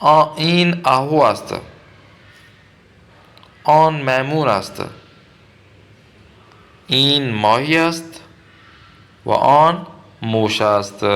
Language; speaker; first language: Persian; non-native, fluent; Urdu